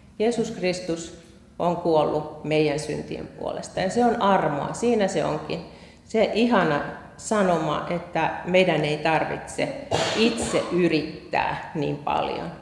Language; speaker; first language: Finnish; native; Finnish